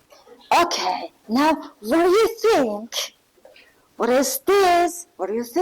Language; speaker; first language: English; non-native, learner; Mongolian